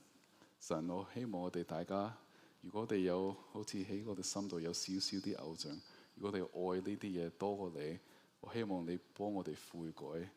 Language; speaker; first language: Cantonese; early bilingual, heritage; Cantonese